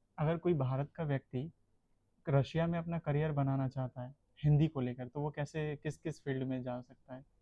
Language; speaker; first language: Hindi; native; Hindi